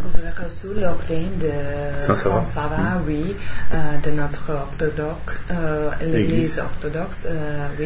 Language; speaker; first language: French; non-native, learner; Serbian